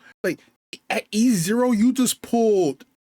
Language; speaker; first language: English; native; English